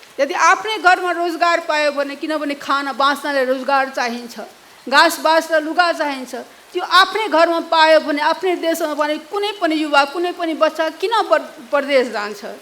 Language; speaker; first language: Nepali; non-native, local second language; Maithili